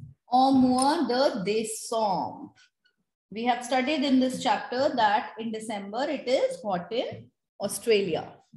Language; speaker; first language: English; non-native, local second language; Hindi